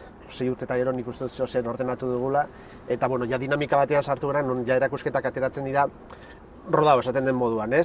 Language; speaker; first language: Basque; native; Basque